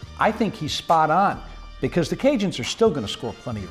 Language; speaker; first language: English; native; English